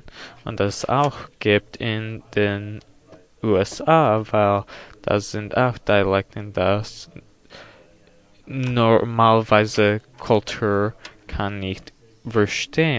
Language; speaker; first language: German; non-native, learner; English